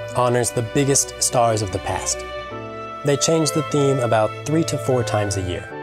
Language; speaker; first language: English; native; English